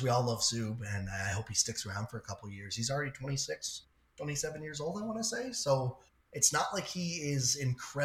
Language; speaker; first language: English; native; English